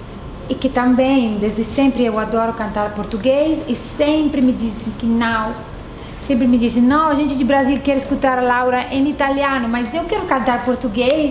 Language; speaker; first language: Portuguese; non-native, fluent; Italian